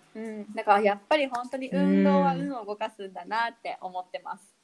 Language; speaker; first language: Japanese; native; Japanese